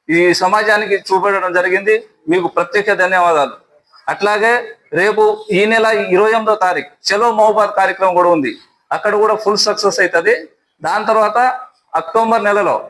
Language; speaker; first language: Telugu; non-native, local second language; Lambadi